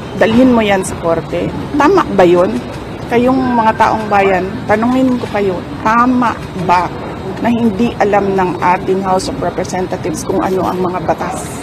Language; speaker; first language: Filipino; non-native, local second language; Cebuano